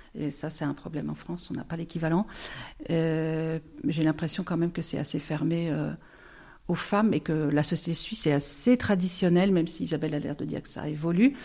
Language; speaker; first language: French; native; French